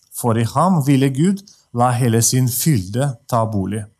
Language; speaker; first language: Norwegian; non-native, fluent; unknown